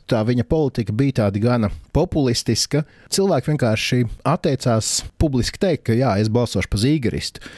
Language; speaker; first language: Latvian; native; Latvian